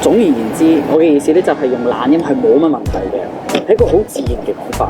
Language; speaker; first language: Cantonese; non-native, fluent; English